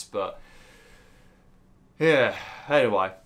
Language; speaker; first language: English; native; English